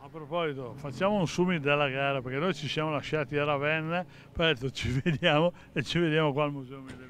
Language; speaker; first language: Italian; native; Italian